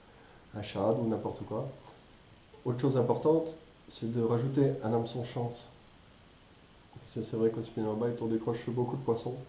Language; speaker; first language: French; native; French